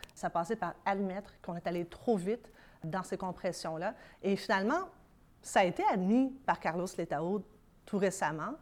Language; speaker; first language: French; early bilingual, other home language; Arabic